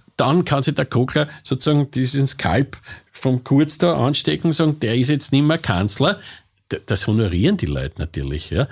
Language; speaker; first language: German; native; German